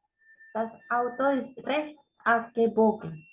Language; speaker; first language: German; non-native, fluent; Spanish